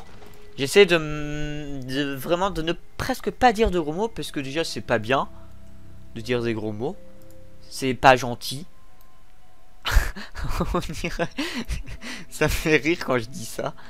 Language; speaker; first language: French; native; French